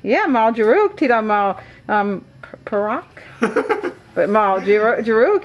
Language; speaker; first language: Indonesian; non-native, learner; English